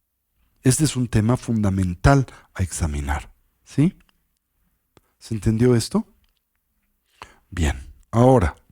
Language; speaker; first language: Spanish; native; Spanish